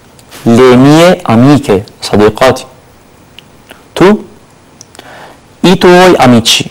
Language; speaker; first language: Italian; non-native, fluent; Arabic